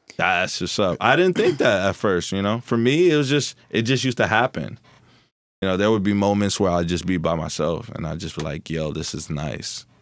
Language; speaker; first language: English; native; English